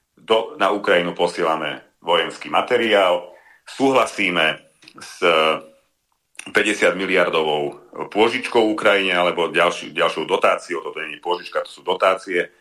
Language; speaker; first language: Slovak; non-native, local second language; Hungarian